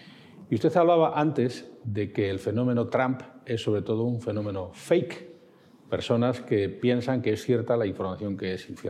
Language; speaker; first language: Spanish; native; Spanish